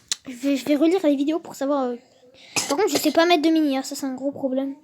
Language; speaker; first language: French; native; French